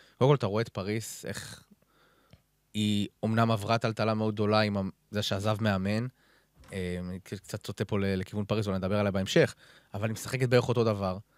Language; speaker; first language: Hebrew; native; Hebrew